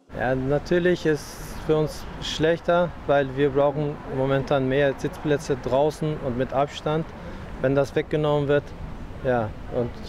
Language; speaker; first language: German; non-native, learner; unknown